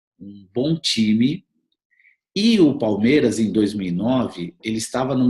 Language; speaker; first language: Portuguese; native; Portuguese